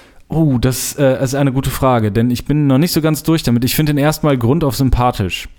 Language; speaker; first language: German; native; German